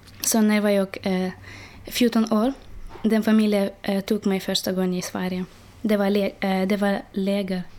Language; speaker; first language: Swedish; non-native, learner; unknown